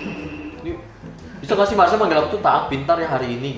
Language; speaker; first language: Indonesian; native; Indonesian